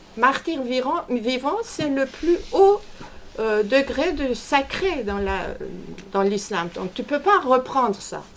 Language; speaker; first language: French; non-native, fluent; Persian